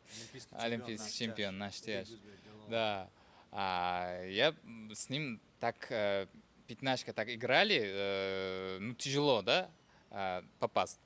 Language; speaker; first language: Russian; non-native, fluent; Uzbek